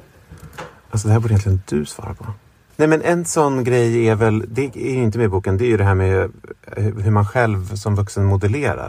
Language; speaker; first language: Swedish; native; Swedish